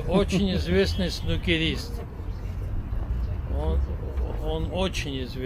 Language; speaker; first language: Russian; non-native, local second language; Armenian